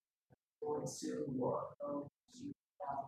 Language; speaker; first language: Chinese; non-native, learner; Vietnamese